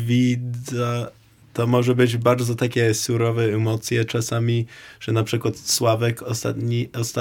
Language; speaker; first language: Polish; non-native, learner; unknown